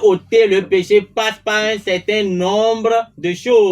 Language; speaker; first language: French; non-native, local second language; Ewe